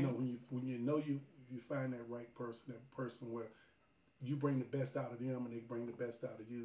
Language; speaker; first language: English; native; English